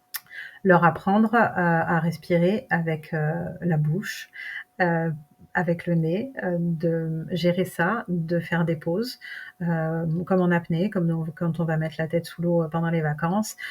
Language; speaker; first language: French; native; French